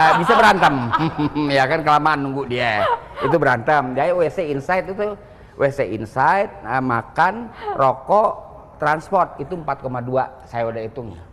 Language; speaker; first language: Indonesian; native; Indonesian